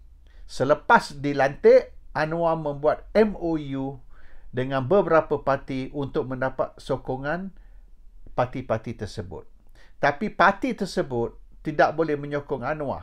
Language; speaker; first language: Malay; native; Malay